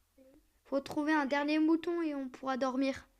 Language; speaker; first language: French; native; French